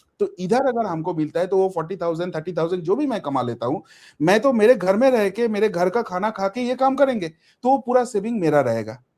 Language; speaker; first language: Hindi; non-native, local second language; Bangla